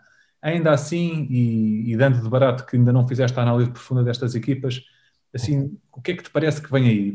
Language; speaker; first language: Portuguese; native; Portuguese